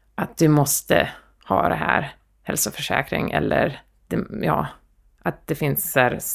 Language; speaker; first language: Swedish; early bilingual, heritage; Swedish